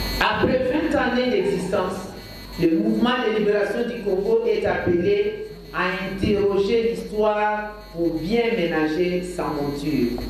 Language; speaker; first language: French; non-native, local second language; Lingala